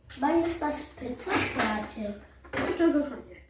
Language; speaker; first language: German; early bilingual, other home language; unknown